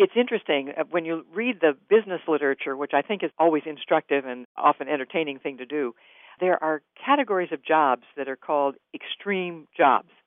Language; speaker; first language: English; native; English